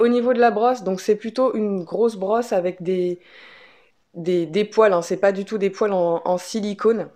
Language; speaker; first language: French; native; French